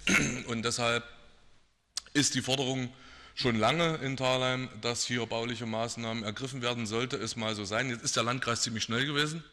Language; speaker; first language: German; native; German